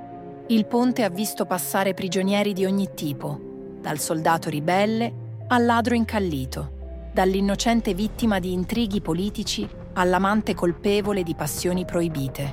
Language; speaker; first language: Italian; native; Italian